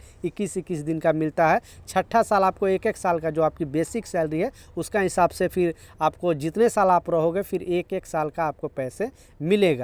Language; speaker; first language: Hindi; native; Hindi